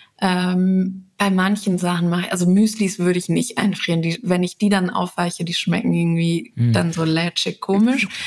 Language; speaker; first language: German; early bilingual, other home language; Serbian